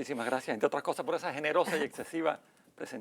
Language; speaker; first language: Spanish; native; Spanish